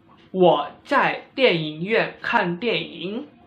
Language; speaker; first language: Chinese; non-native, fluent; Indonesian